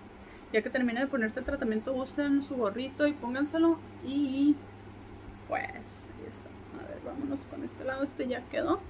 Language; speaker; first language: Spanish; native; Spanish